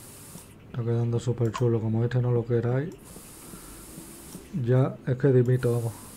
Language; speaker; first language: Spanish; native; Spanish